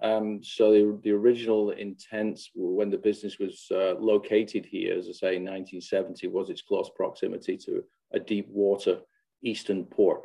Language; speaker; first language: English; native; English